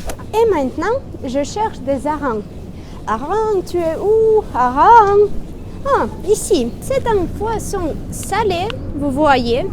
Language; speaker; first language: French; non-native, fluent; Russian